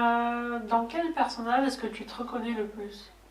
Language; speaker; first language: French; native; French